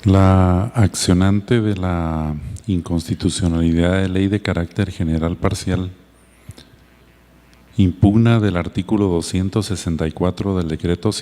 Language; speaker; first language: Spanish; native; Spanish